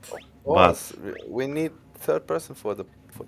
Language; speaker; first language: English; non-native, fluent; German